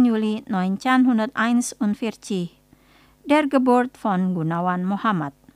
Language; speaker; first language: German; non-native, fluent; Indonesian